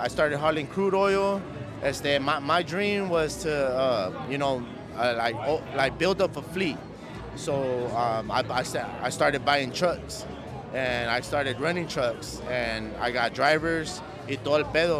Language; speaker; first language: English; early bilingual, other home language; Spanish